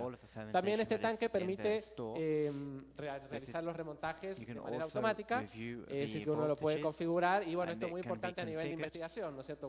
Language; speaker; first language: Spanish; native; Spanish